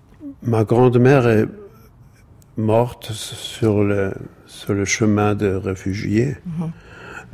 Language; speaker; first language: French; non-native, fluent; German